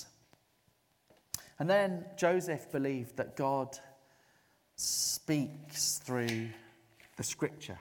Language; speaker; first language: English; native; English